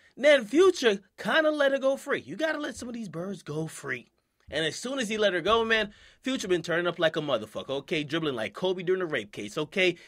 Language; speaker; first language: English; native; English